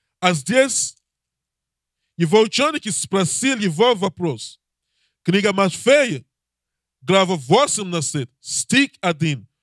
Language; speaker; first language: Russian; non-native, learner; English